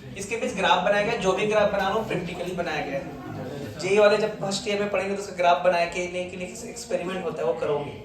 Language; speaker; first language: Hindi; native; Hindi